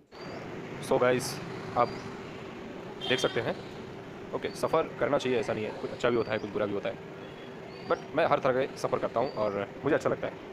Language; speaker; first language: Hindi; non-native, local second language; Bangla